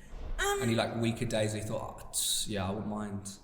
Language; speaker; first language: English; native; English